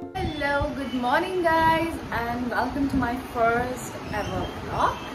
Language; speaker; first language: Hindi; non-native, local second language; Bangla